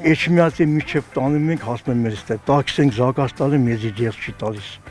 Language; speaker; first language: Armenian; non-native, local second language; Kurdish